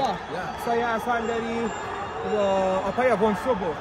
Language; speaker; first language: Indonesian; non-native, learner; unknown